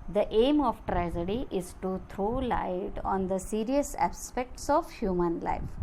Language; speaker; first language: English; non-native, local second language; Marathi